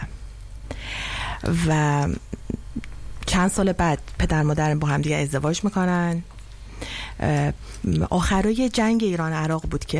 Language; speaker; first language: French; non-native, learner; Persian